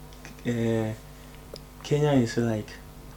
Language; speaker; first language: English; non-native, local second language; Ewe